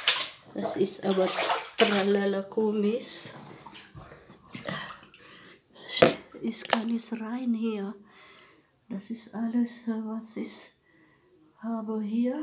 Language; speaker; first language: German; non-native, learner; Filipino